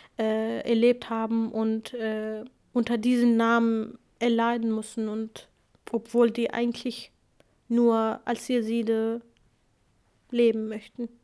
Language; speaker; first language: German; non-native, fluent; Kurdish